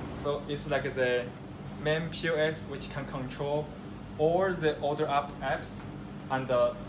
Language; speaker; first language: English; non-native, learner; Chinese